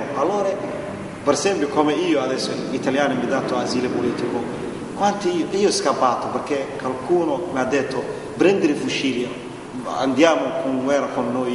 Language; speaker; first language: Italian; non-native, learner; Somali